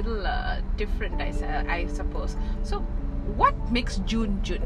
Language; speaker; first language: English; non-native, local second language; Tamil